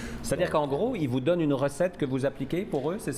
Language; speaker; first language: French; native; French